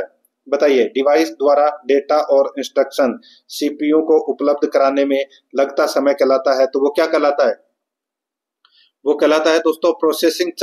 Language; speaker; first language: Hindi; native; Hindi